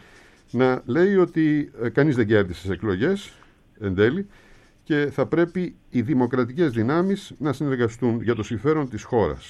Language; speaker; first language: Greek; native; Greek